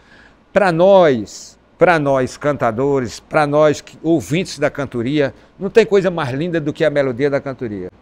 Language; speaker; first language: Portuguese; native; Portuguese